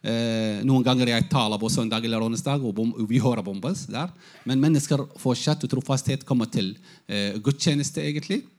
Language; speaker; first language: Norwegian; non-native, fluent; Arabic